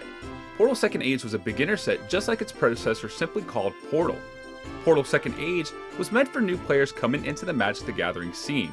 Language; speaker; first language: English; native; English